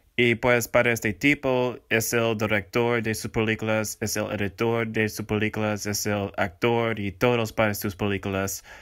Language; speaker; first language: Spanish; non-native, learner; English